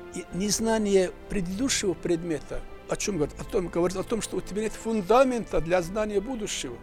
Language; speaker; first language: Russian; non-native, local second language; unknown